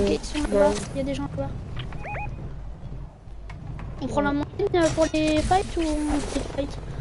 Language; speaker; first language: French; native; French